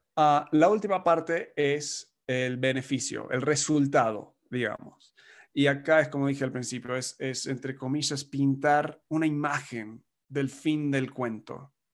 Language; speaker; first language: Spanish; non-native, fluent; English